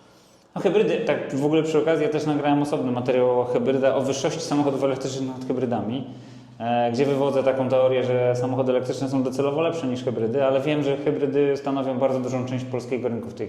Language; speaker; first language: Polish; native; Polish